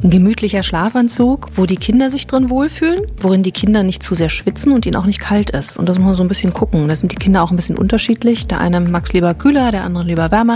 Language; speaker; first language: German; native; German